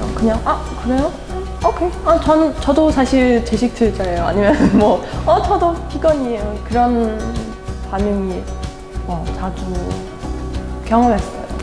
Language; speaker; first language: Korean; non-native, fluent; German